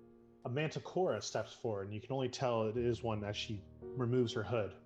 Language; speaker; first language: English; native; English